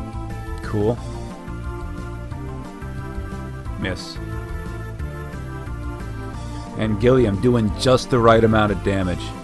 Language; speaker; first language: English; native; English